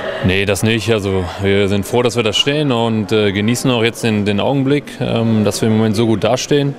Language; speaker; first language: German; native; German